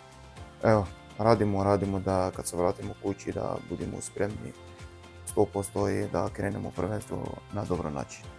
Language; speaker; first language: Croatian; non-native, learner; Arabic